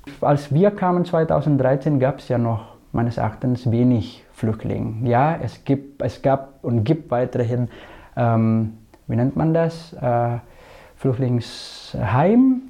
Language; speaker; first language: German; non-native, fluent; Indonesian